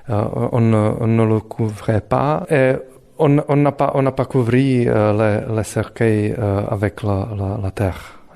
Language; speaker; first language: French; non-native, fluent; Czech